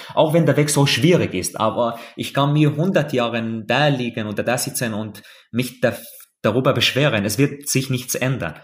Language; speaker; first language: German; non-native, fluent; Arabic